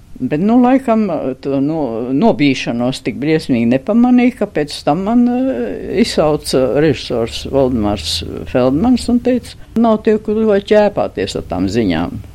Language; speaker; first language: Latvian; native; Latvian